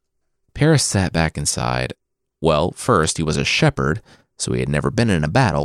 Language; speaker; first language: English; native; English